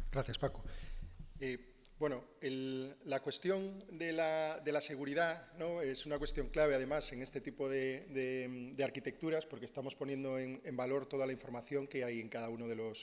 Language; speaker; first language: Spanish; native; Spanish